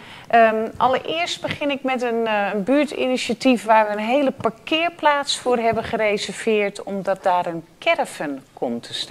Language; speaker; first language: Dutch; native; Dutch